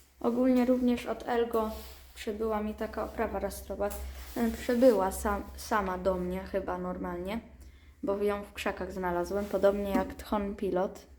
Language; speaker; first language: Polish; native; Polish